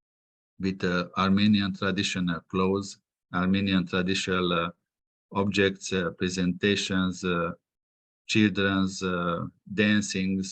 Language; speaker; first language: English; non-native, fluent; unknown